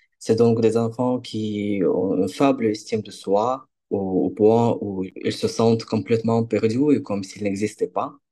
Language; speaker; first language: French; non-native, fluent; Ukrainian